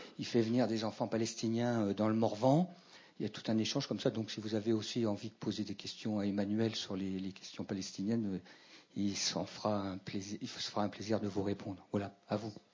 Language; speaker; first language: French; native; French